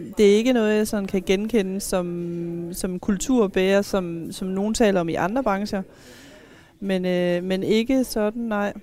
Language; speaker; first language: Danish; native; Danish